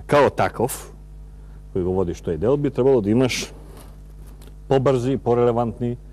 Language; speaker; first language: Macedonian; native; Macedonian